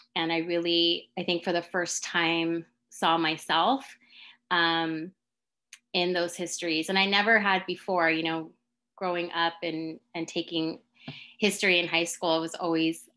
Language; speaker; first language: English; native; English